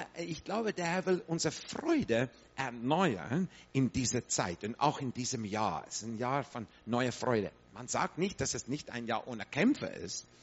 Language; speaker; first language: German; non-native, fluent; English